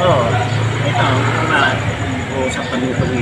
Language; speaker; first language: Filipino; native; Filipino